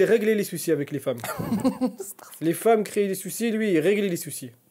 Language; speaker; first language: French; native; French